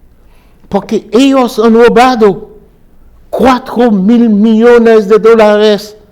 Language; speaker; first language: Spanish; non-native, fluent; Haitian Creole